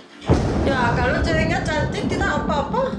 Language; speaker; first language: Indonesian; non-native, learner; Korean